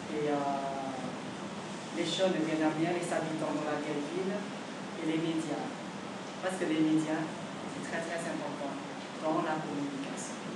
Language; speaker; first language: French; non-native, learner; Vietnamese